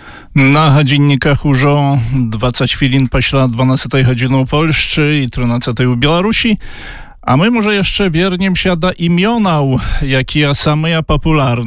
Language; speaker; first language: Polish; non-native, learner; Belarusian